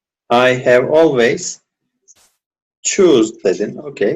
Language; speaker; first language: English; non-native, fluent; Turkish